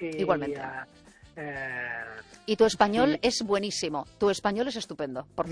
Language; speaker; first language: Spanish; native; Spanish